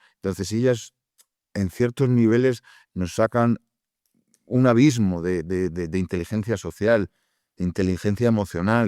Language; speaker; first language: Spanish; native; Spanish